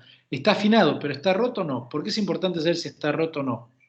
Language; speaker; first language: Spanish; native; Spanish